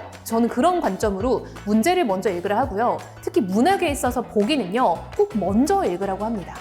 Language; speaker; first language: Korean; native; Korean